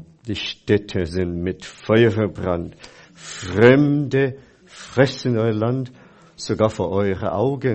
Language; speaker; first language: German; non-native, fluent; Chinese